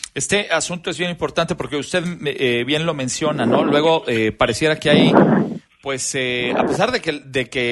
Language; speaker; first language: Spanish; native; Spanish